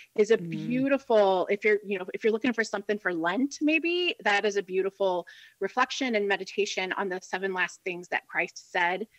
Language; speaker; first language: English; native; English